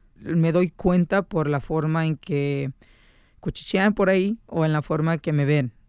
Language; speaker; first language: Spanish; native; Spanish